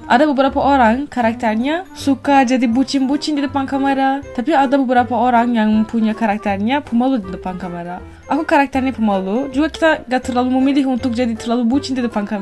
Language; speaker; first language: Indonesian; non-native, fluent; Turkish